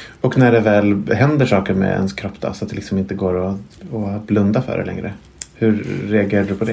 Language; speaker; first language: Swedish; native; Swedish